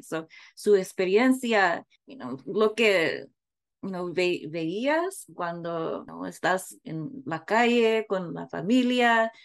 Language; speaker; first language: Spanish; early bilingual, heritage; English